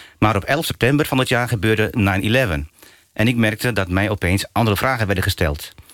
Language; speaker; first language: Dutch; early bilingual, other home language; Turkish